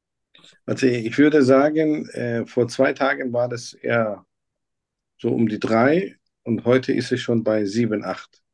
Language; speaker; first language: German; non-native, fluent; Turkish